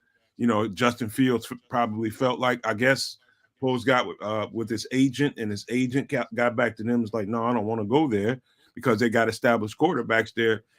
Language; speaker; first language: English; native; English